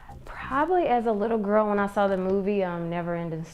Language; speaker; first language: English; native; English